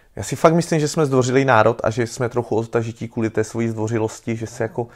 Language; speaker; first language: Czech; native; Czech